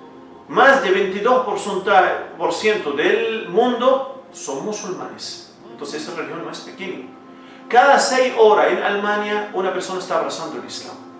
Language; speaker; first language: Spanish; non-native, fluent; Arabic